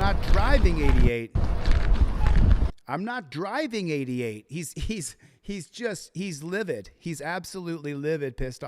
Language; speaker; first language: English; native; English